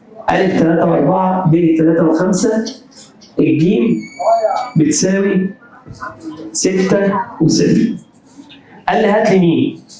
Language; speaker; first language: Arabic; native; Arabic